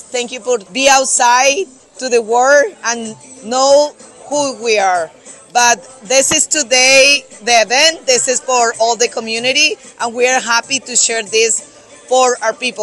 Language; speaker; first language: English; non-native, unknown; Spanish